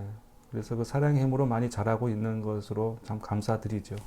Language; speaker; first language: Korean; native; Korean